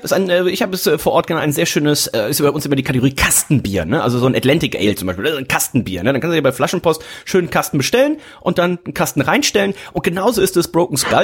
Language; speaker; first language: German; native; German